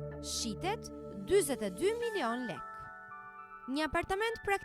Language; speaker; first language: Albanian; native; Albanian